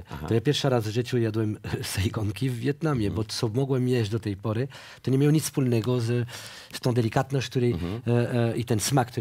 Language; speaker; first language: Polish; non-native, fluent; French